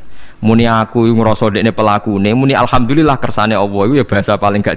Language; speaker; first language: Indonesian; non-native, local second language; Javanese